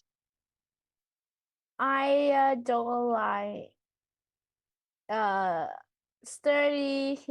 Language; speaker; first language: English; non-native, learner; Vietnamese